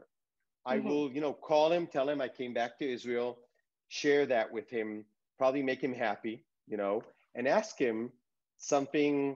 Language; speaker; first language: English; early bilingual, other home language; Hebrew